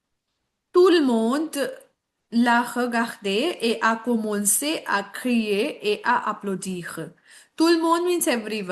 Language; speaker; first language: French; non-native, fluent; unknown